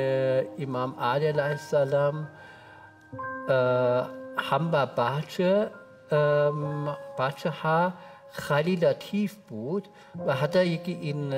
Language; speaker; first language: Persian; non-native, learner; German